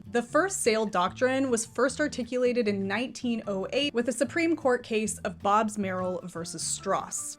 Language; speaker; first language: English; native; English